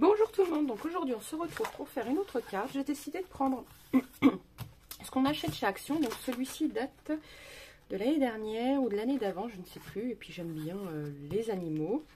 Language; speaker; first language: French; native; French